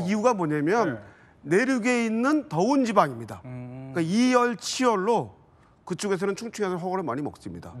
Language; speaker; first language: Korean; native; Korean